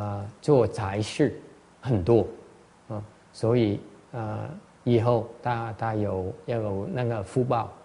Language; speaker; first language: Chinese; non-native, learner; Vietnamese